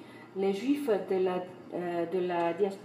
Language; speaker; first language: French; non-native, fluent; Greek